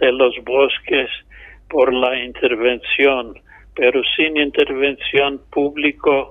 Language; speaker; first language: Spanish; non-native, fluent; English